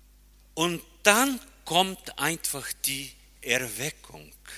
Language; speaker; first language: German; early bilingual, heritage; German